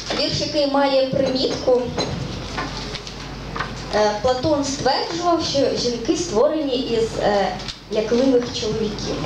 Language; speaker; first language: Ukrainian; native; Ukrainian